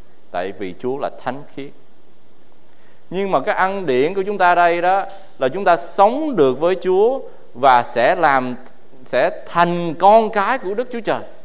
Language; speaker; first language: Vietnamese; early bilingual, heritage; Vietnamese